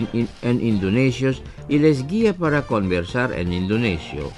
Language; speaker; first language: Spanish; non-native, fluent; Indonesian